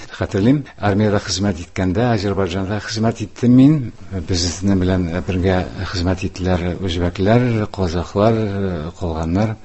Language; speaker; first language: Tatar; non-native, local second language; Udmurt